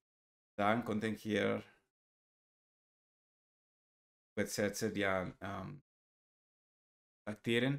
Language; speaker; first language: German; non-native, learner; Spanish